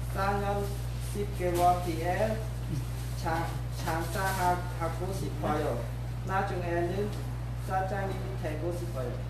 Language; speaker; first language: Korean; non-native, learner; Khmer